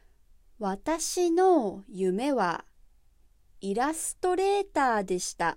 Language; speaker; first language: Japanese; native; Japanese